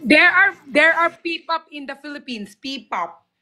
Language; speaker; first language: English; non-native, learner; Filipino